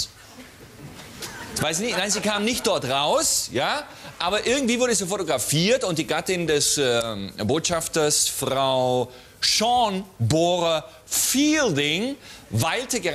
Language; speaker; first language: German; native; German